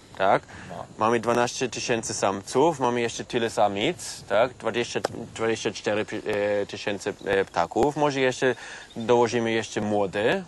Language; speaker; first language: Polish; non-native, fluent; German